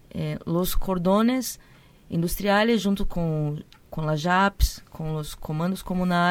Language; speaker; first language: Spanish; non-native, learner; Portuguese